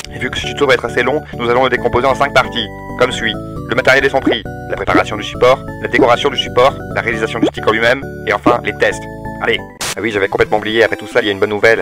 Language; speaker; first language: French; native; French